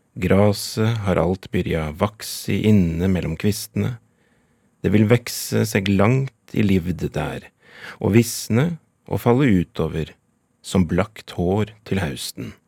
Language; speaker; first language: Norwegian; native; Norwegian